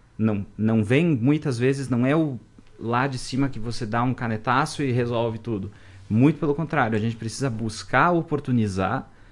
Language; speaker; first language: Portuguese; native; Portuguese